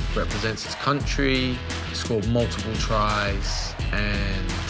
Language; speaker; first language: English; native; English